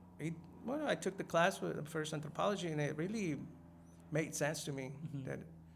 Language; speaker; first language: English; non-native, fluent; Spanish